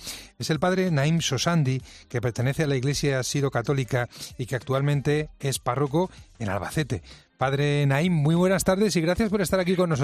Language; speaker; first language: Spanish; native; Spanish